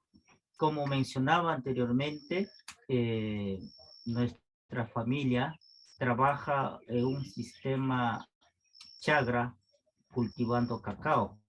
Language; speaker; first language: Spanish; non-native, local second language; Quechua